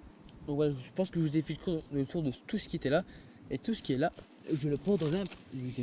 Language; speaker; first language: French; native; French